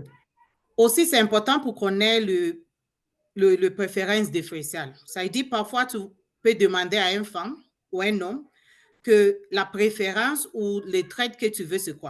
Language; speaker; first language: French; non-native, learner; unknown